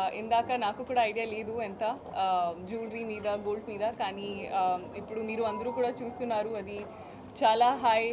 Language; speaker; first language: Telugu; non-native, learner; Hindi